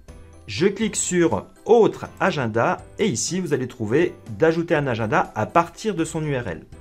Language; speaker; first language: French; native; French